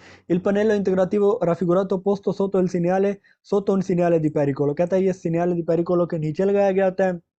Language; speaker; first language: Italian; non-native, fluent; Urdu